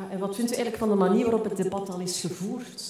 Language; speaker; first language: Dutch; native; Dutch